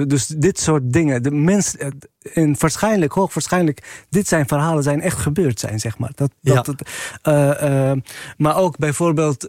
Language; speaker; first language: Dutch; non-native, fluent; Arabic